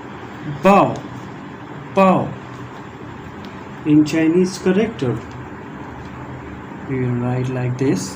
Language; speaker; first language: English; non-native, local second language; Urdu